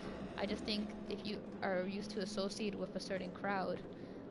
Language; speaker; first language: English; native; English